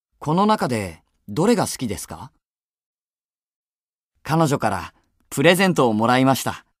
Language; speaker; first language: Japanese; native; Japanese